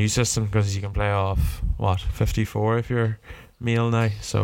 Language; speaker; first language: English; native; English